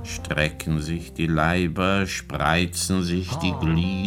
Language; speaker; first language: German; native; German